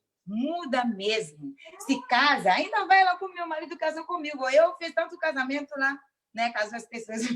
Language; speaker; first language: Portuguese; non-native, local second language; Mandingo